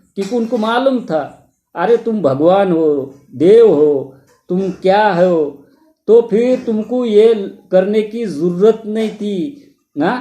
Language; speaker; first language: Hindi; non-native, local second language; Marathi